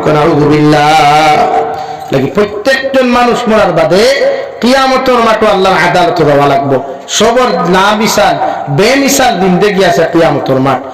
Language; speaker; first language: Bangla; native; Bangla